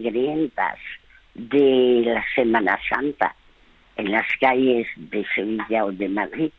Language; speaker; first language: Spanish; early bilingual, other home language; French